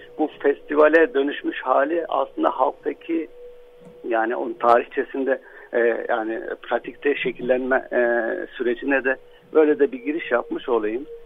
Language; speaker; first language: Turkish; non-native, local second language; Arabic